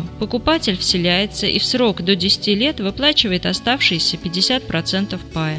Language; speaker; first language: Russian; native; Russian